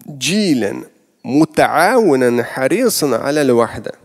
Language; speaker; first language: Arabic; non-native, fluent; Russian